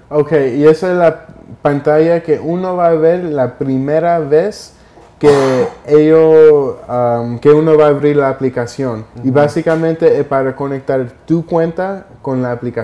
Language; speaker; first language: Spanish; early bilingual, heritage; Spanish